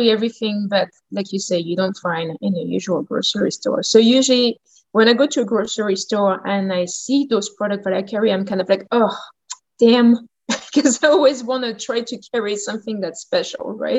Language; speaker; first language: English; non-native, fluent; French